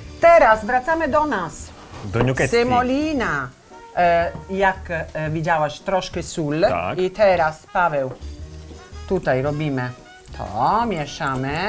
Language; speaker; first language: Polish; non-native, learner; Italian